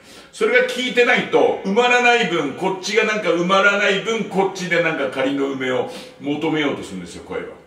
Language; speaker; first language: Japanese; native; Japanese